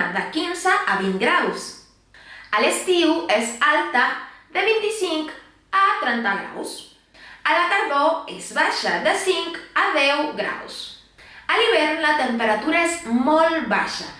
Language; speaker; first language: Catalan; non-native, local second language; Spanish